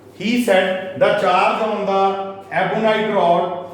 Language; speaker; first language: English; non-native, local second language; Punjabi